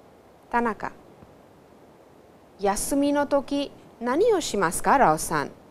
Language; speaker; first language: Japanese; non-native, fluent; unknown